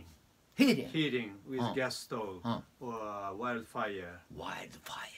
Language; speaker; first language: English; non-native, learner; Japanese